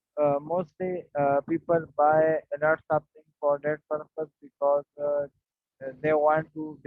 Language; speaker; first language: English; non-native, learner; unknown